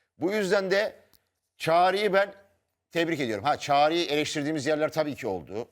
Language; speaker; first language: Turkish; native; Turkish